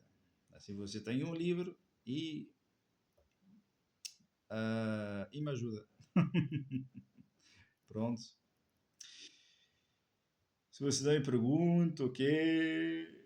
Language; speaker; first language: Portuguese; non-native, fluent; French